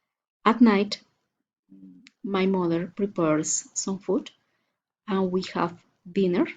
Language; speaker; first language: English; non-native, learner; Spanish